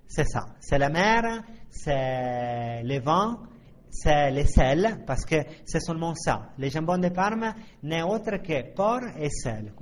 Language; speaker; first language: French; non-native, fluent; Italian